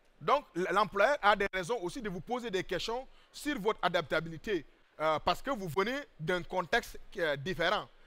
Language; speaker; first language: French; non-native, local second language; Wolof